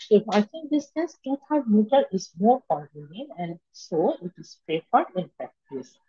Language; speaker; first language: English; non-native, local second language; Bangla